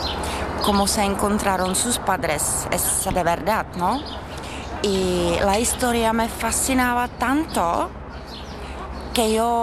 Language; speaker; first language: Spanish; non-native, learner; Czech